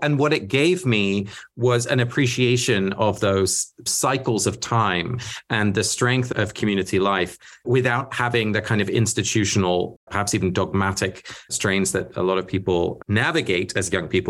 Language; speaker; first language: English; early bilingual, other home language; Dutch